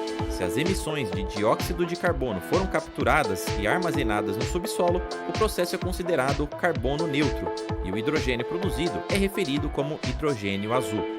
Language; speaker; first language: Portuguese; native; Portuguese